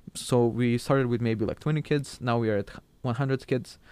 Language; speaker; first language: English; non-native, fluent; Macedonian